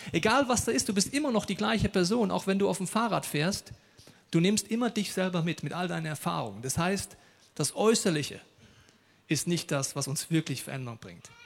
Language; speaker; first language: German; native; German